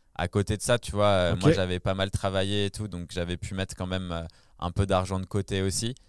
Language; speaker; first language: French; native; French